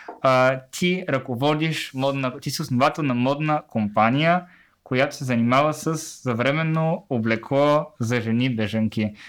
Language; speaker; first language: Bulgarian; native; Bulgarian